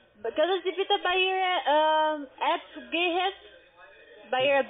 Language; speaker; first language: German; non-native, learner; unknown